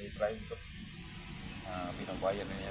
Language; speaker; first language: Filipino; non-native, local second language; Cebuano